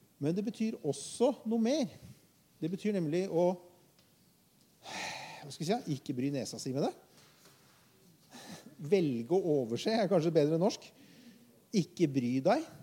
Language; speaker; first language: Norwegian; native; Norwegian